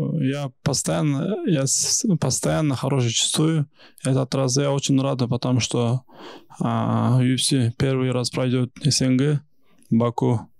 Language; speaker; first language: Russian; non-native, local second language; Kyrgyz